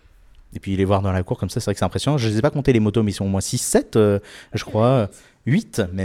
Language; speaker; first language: French; native; French